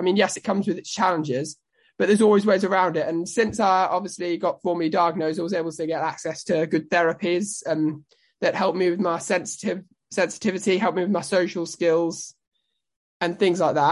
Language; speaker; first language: English; native; English